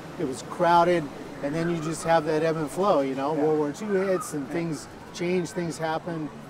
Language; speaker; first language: English; native; English